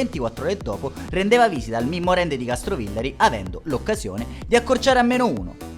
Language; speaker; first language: Italian; native; Italian